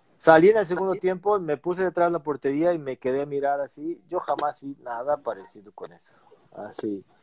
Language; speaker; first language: Spanish; non-native, fluent; Portuguese